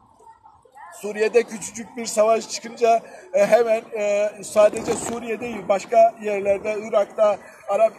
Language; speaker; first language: Turkish; early bilingual, heritage; Turkish